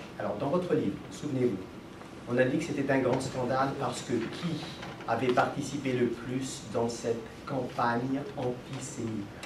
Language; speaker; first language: French; native; French